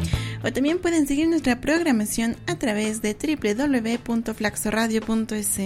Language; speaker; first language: Spanish; native; Spanish